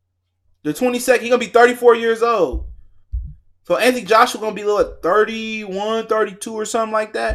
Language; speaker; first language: English; native; English